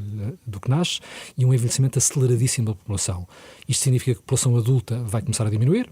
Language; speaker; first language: Portuguese; native; Portuguese